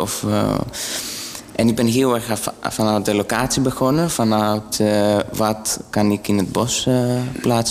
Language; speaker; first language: Dutch; non-native, fluent; Greek